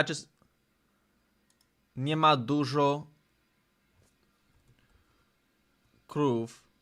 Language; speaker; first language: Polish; non-native, learner; English